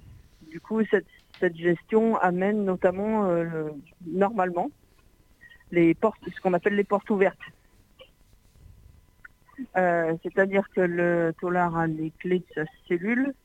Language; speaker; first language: French; native; French